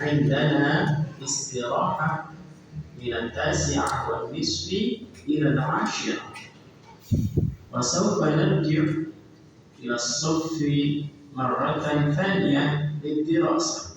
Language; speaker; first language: Arabic; non-native, fluent; Indonesian